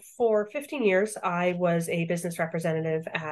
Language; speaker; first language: English; native; English